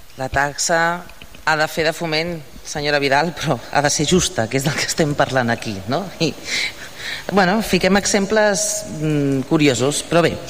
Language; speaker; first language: Catalan; non-native, local second language; Spanish